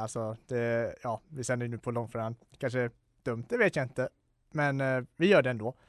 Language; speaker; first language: Swedish; native; Swedish